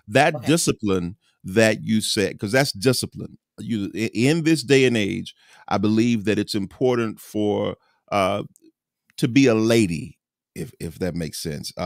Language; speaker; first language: English; native; English